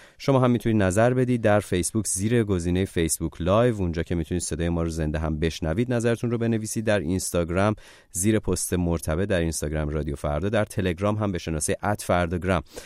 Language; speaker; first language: Persian; native; Persian